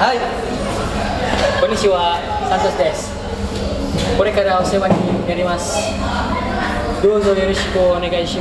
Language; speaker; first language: Japanese; non-native, learner; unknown